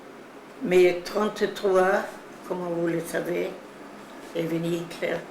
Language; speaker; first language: French; non-native, learner; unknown